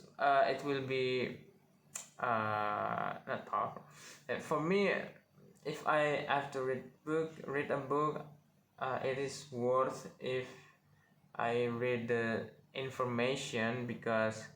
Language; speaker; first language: English; non-native, learner; Indonesian